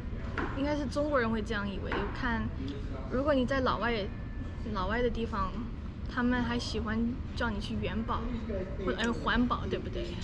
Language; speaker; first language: Chinese; early bilingual, other home language; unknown